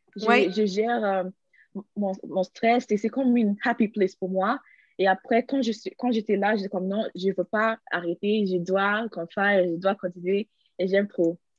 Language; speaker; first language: French; non-native, learner; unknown